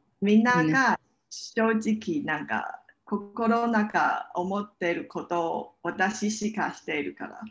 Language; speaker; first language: Japanese; non-native, learner; Chinese